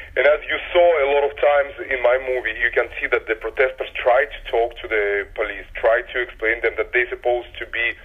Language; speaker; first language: English; non-native, fluent; Russian